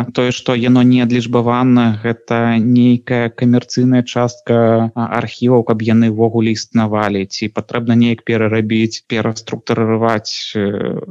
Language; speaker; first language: Belarusian; non-native, local second language; Russian